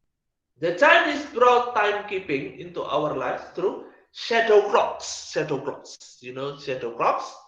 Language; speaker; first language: English; non-native, learner; Indonesian